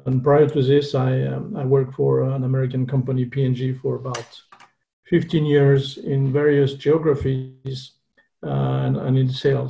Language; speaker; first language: English; non-native, fluent; French